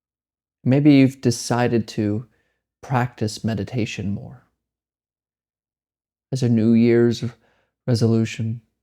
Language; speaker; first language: English; native; English